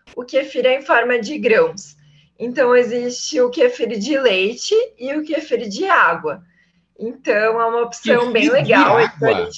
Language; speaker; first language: Portuguese; native; Portuguese